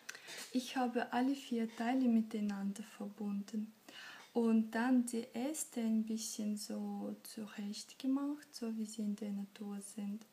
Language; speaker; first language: German; non-native, fluent; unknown